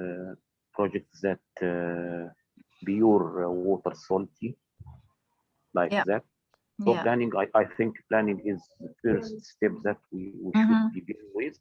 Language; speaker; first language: English; non-native, fluent; Arabic